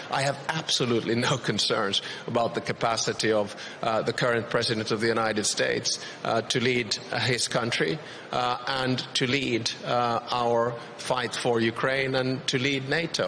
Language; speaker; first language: English; non-native, fluent; Finnish